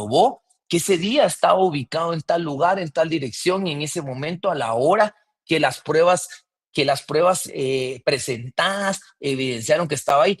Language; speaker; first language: Spanish; native; Spanish